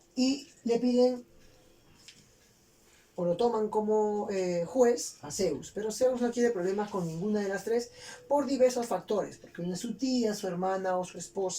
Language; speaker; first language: Spanish; native; Spanish